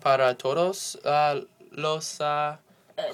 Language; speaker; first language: Spanish; non-native, learner; English